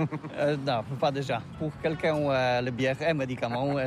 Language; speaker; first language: French; non-native, learner; Polish